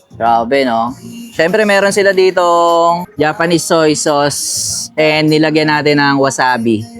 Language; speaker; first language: Filipino; native; Filipino